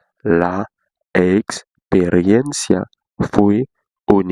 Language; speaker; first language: Spanish; non-native, fluent; Haitian Creole